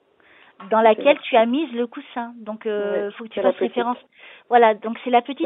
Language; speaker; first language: French; native; French